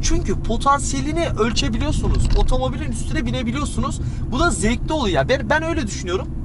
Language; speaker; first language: Turkish; native; Turkish